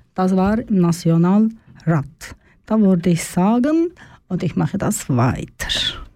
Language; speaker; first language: German; non-native, learner; Turkish